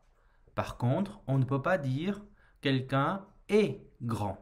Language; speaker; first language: French; non-native, fluent; Chinese